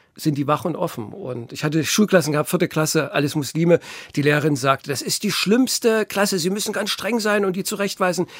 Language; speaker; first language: German; native; German